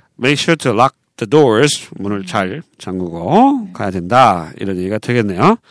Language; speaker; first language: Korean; native; Korean